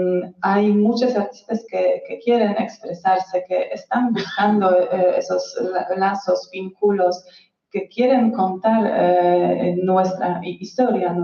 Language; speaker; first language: Spanish; non-native, fluent; Polish